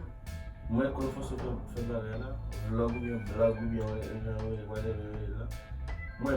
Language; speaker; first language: French; non-native, local second language; Haitian Creole